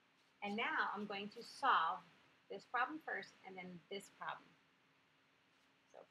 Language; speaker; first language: English; native; English